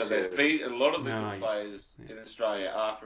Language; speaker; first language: English; native; English